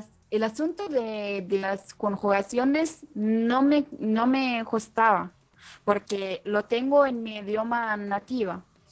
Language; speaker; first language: Spanish; non-native, learner; Arabic